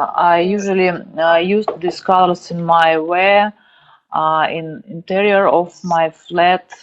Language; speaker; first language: English; non-native, learner; Russian